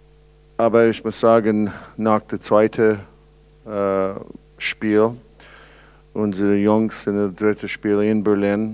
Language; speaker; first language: German; non-native, learner; English